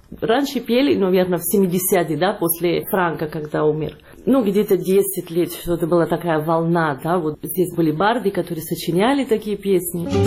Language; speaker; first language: Russian; non-native, fluent; Catalan